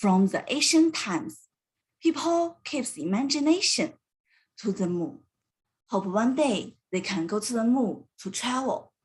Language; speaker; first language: English; non-native, learner; Chinese